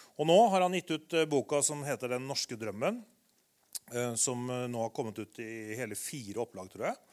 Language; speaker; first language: Norwegian; native; Norwegian